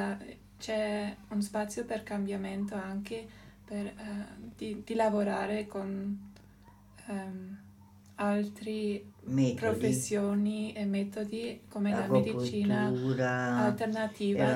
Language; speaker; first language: Italian; non-native, local second language; German